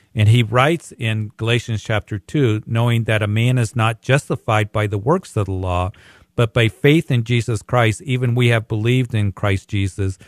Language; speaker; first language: English; native; English